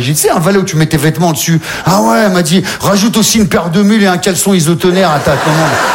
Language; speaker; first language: French; native; French